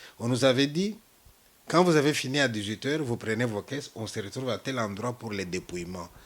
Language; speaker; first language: French; non-native, local second language; Luba-Lulua